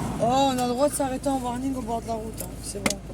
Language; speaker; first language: French; native; French